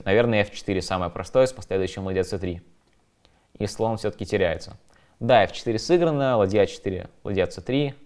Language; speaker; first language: Russian; native; Russian